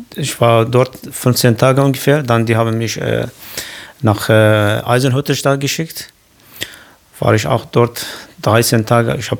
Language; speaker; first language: German; non-native, learner; Kurdish